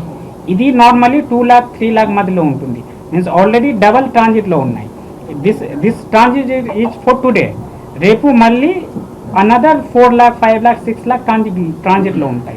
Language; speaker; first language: Telugu; non-native, fluent; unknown